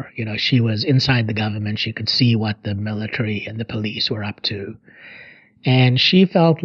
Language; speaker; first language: English; native; English